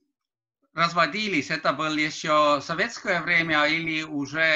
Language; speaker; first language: Russian; non-native, learner; Estonian